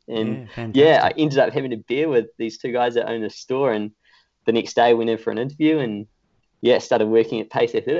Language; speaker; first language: English; native; English